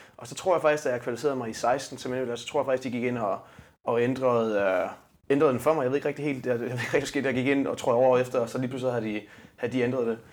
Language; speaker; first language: Danish; native; Danish